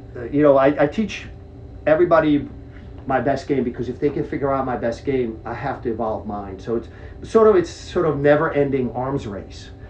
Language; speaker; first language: English; early bilingual, other home language; Czech